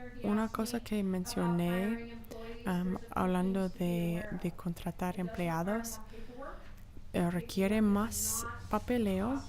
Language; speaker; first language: Spanish; non-native, fluent; English